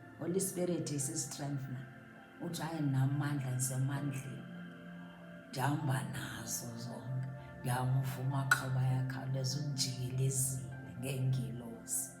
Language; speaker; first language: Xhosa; native; Xhosa